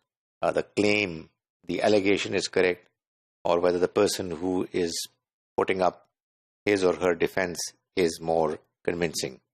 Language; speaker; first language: English; non-native, local second language; Urdu